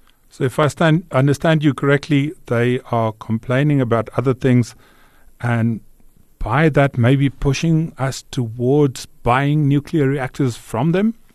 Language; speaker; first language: English; non-native, local second language; Afrikaans